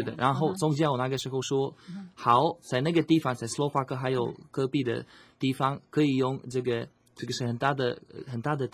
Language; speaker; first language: Chinese; non-native, learner; Slovak